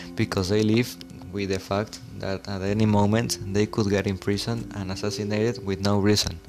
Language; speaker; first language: English; non-native, learner; Spanish